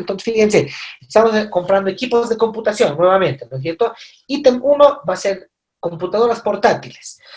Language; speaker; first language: Spanish; native; Spanish